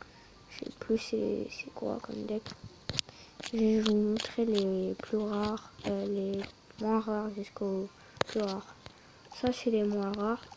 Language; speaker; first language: French; native; French